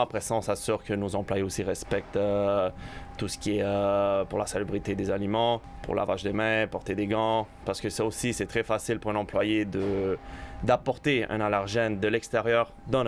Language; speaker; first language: French; native; French